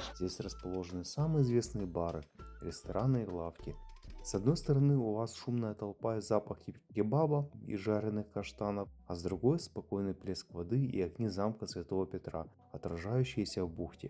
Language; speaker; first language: Russian; native; Russian